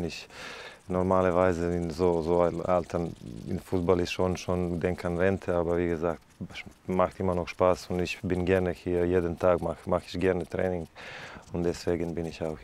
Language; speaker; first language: German; non-native, fluent; Serbian